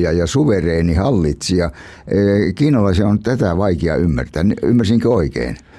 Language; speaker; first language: Finnish; native; Finnish